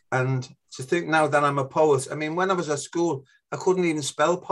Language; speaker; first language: English; native; English